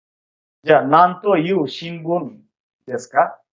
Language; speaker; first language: Japanese; non-native, fluent; Bangla